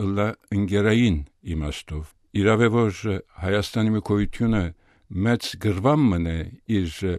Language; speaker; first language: Armenian; early bilingual, heritage; Armenian